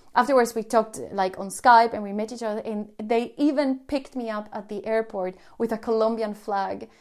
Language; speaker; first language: English; non-native, fluent; Spanish